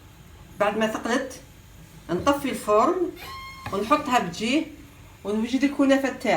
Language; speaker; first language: Arabic; native; Arabic